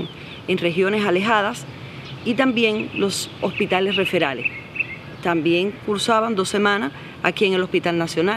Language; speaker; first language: Spanish; native; Spanish